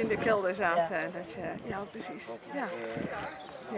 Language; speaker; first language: Dutch; native; Dutch